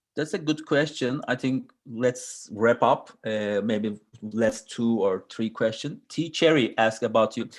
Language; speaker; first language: English; non-native, learner; Turkish